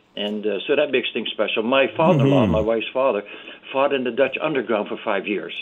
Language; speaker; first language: English; early bilingual, other home language; Dutch